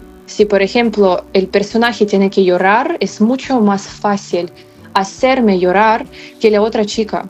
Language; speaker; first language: Spanish; non-native, fluent; Ukrainian